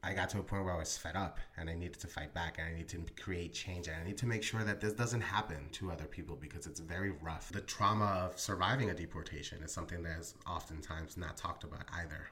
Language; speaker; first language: English; early bilingual, other home language; Spanish